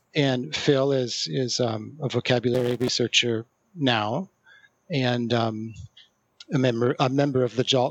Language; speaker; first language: English; native; English